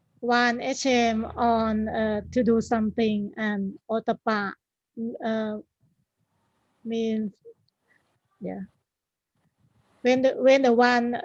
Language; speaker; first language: English; non-native, learner; Thai